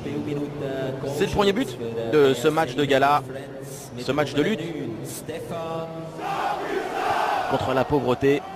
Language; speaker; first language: French; native; French